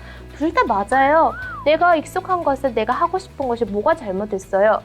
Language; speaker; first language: Korean; non-native, fluent; Mongolian